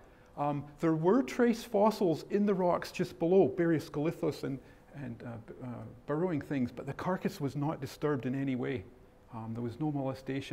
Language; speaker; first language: English; native; English